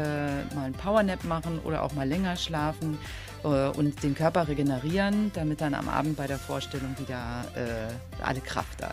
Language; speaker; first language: German; native; German